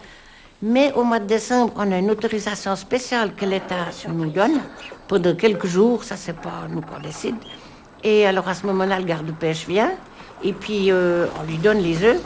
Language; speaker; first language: French; native; French